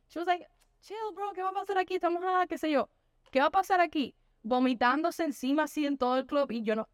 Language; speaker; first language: Spanish; native; Spanish